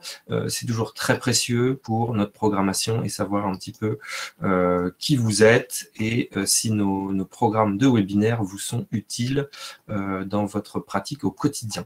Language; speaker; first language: French; native; French